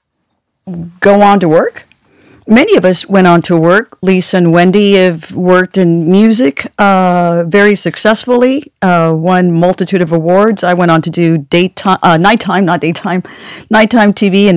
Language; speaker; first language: English; native; English